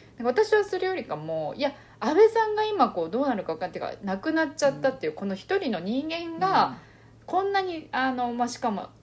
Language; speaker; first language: Japanese; early bilingual, other home language; Chinese